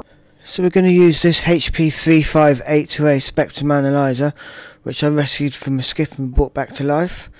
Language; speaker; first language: English; native; English